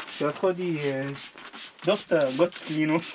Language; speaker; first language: Norwegian; non-native, learner; Arabic